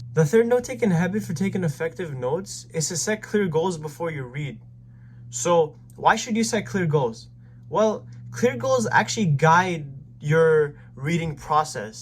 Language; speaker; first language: English; native; English